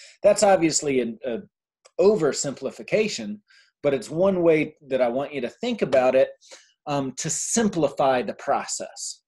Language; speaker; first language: English; native; English